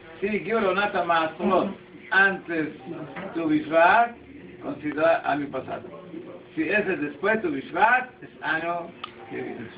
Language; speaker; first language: Spanish; non-native, learner; Hebrew